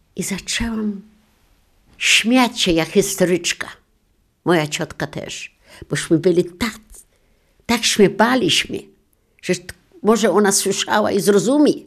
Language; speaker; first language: Polish; non-native, local second language; Yiddish